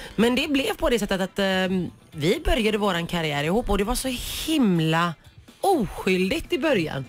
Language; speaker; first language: Swedish; early bilingual, other home language; Greek